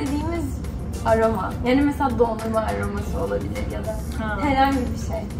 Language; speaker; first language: Turkish; early bilingual, heritage; Turkish